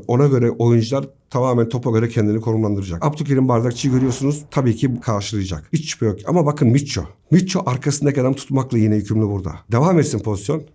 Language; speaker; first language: Turkish; native; Turkish